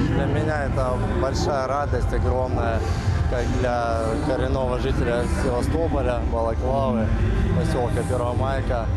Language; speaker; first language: Russian; native; Russian